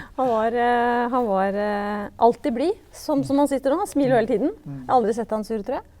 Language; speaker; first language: Norwegian; native; Norwegian